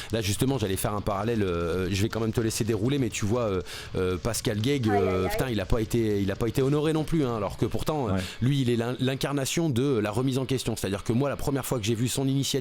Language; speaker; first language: French; native; French